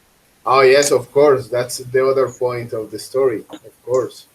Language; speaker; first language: English; non-native, fluent; Spanish